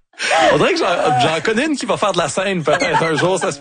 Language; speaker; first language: French; native; French